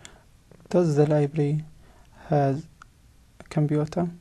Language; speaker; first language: English; non-native, learner; Arabic